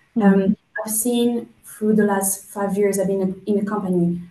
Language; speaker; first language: English; non-native, fluent; French